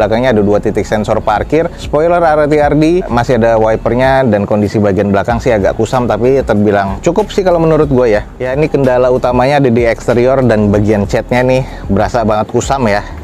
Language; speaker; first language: Indonesian; native; Indonesian